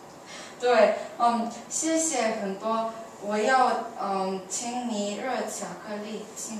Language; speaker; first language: Chinese; non-native, learner; English